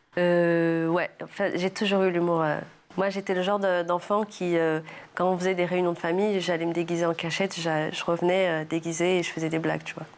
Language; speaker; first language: French; early bilingual, other home language; Arabic